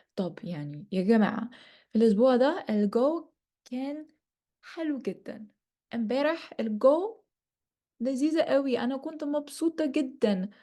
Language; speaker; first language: Egyptian Arabic; non-native, learner; English